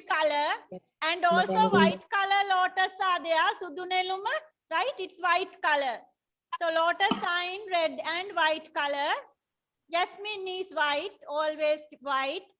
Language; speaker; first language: English; non-native, fluent; Sinhala